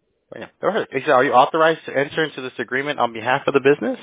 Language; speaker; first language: English; early bilingual, other home language; Spanish